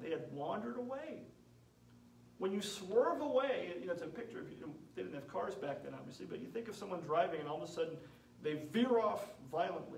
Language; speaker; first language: English; native; English